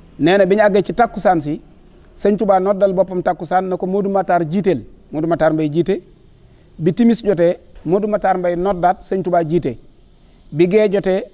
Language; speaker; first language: Wolof; native; Wolof